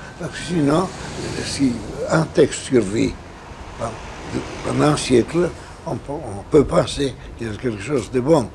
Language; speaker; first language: French; non-native, fluent; Spanish